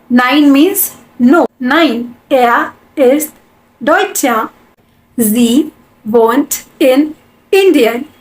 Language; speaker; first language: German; non-native, learner; Hindi